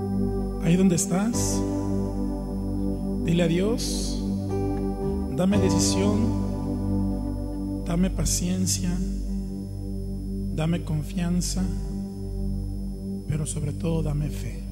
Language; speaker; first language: Spanish; native; Spanish